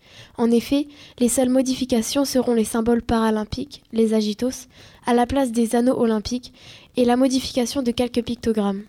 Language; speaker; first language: French; native; French